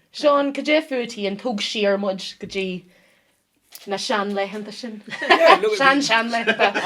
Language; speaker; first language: Irish; non-native, local second language; English